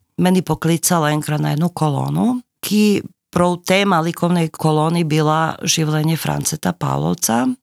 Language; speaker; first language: Slovenian; non-native, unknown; Slovak